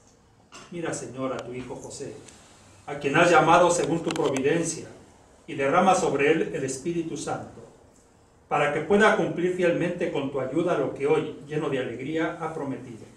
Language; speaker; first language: Spanish; native; Spanish